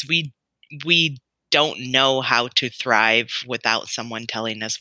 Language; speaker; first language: English; native; English